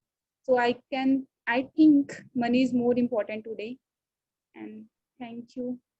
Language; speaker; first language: English; non-native, learner; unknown